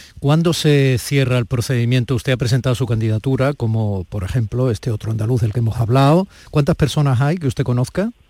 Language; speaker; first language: Spanish; native; Spanish